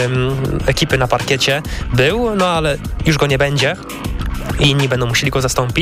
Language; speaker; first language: Polish; native; Polish